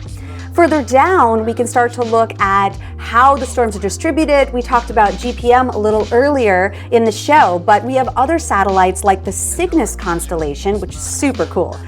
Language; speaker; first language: English; native; English